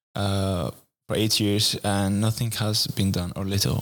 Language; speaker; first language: English; non-native, fluent; Arabic